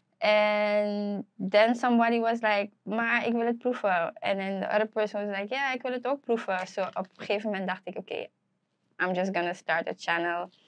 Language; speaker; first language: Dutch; native; Dutch